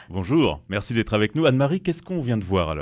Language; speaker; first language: French; native; French